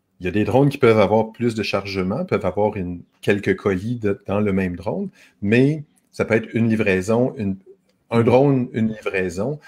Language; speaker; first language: French; native; French